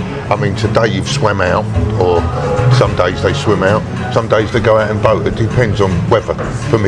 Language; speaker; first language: English; native; English